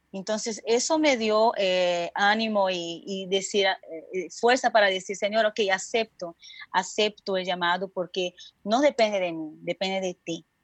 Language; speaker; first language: Spanish; non-native, fluent; Portuguese